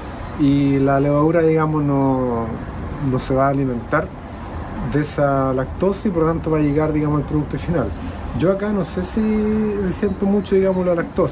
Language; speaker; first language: Spanish; native; Spanish